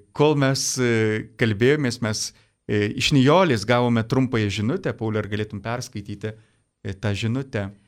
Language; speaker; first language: Lithuanian; native; Lithuanian